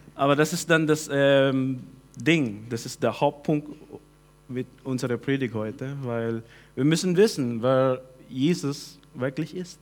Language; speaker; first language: German; non-native, fluent; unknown